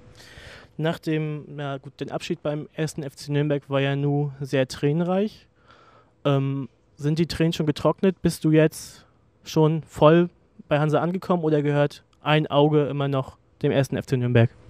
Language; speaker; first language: German; native; German